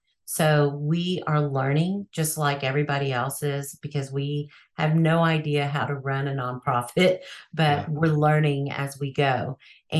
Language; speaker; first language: English; native; English